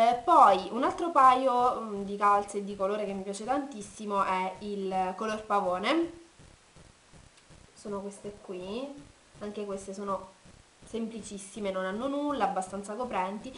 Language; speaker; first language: Italian; native; Italian